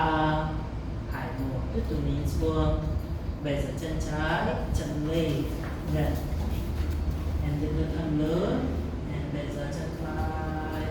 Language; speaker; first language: Vietnamese; non-native, learner; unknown